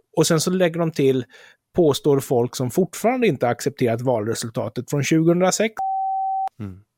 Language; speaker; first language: Swedish; native; Swedish